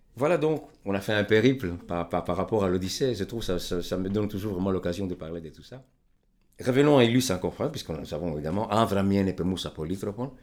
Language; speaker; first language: French; non-native, fluent; Greek